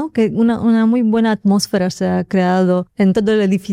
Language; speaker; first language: Spanish; non-native, fluent; Slovak